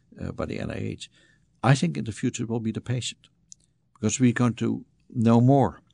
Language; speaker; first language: English; non-native, fluent; Dutch